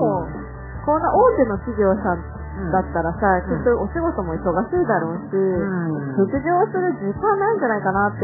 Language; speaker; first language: Japanese; native; Japanese